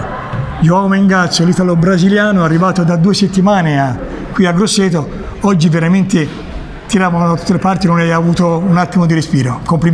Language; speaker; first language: Italian; native; Italian